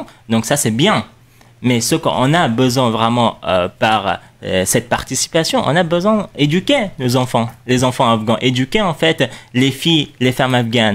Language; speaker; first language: French; non-native, fluent; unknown